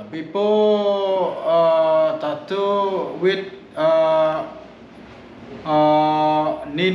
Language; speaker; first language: English; non-native, learner; Indonesian